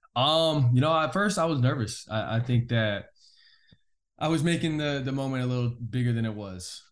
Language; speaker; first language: English; native; English